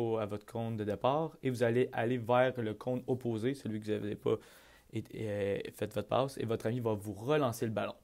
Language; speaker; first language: French; native; French